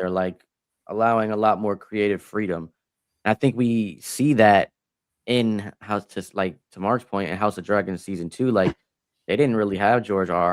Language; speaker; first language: English; native; English